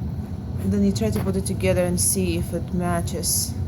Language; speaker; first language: English; non-native, fluent; Russian